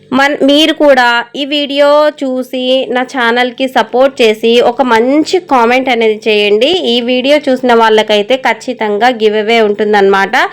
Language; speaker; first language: Telugu; non-native, local second language; Urdu